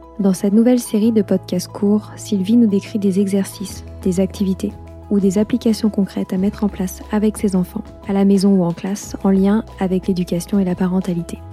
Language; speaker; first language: French; native; French